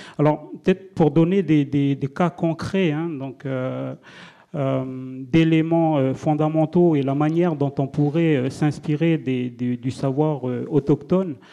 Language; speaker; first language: French; non-native, local second language; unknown